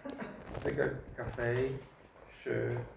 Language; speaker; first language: Chinese; non-native, learner; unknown